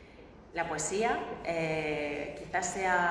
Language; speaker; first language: Spanish; native; Spanish